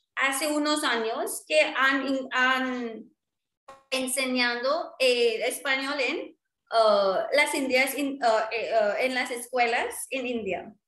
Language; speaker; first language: Spanish; non-native, fluent; Marwari